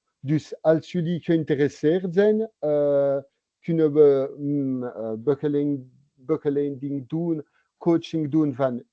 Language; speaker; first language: Dutch; non-native, local second language; French